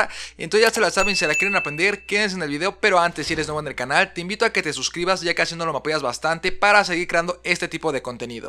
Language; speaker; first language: Spanish; native; Spanish